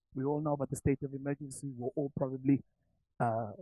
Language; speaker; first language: English; non-native, local second language; Zulu